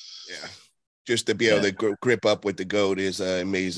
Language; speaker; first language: English; native; English